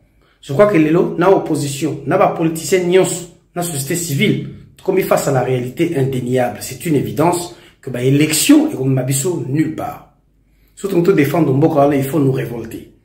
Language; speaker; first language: French; non-native, local second language; Lingala